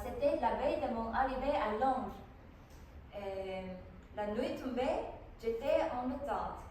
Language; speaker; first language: French; non-native, learner; Korean